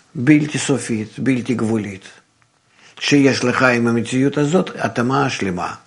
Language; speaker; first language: Hebrew; non-native, fluent; Russian